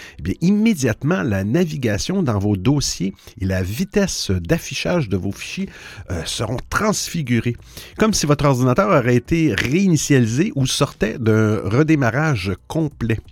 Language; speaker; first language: French; native; French